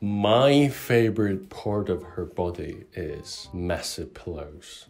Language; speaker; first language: English; non-native, fluent; Korean